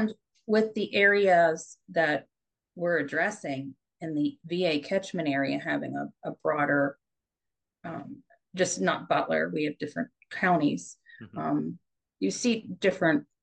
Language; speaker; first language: English; native; English